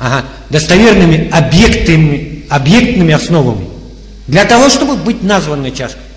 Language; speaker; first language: Russian; native; Russian